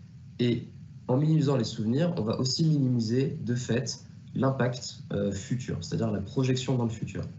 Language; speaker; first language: French; native; French